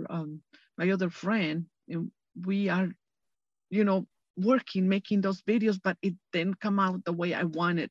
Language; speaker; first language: English; non-native, fluent; Spanish